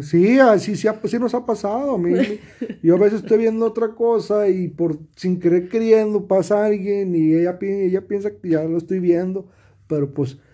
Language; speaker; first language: Spanish; native; Spanish